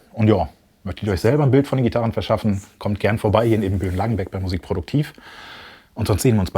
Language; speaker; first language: German; native; German